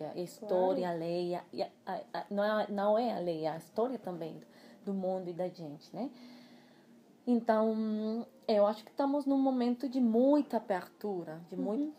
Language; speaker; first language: Portuguese; non-native, fluent; Spanish